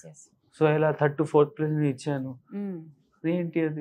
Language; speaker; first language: Telugu; non-native, learner; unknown